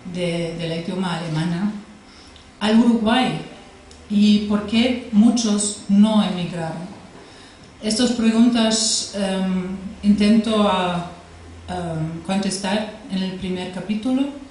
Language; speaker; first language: Spanish; non-native, fluent; German